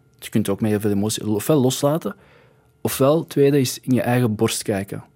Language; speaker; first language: Dutch; early bilingual, other home language; Arabic